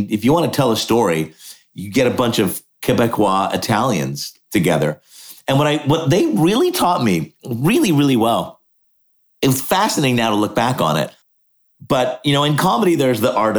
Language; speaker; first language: English; native; English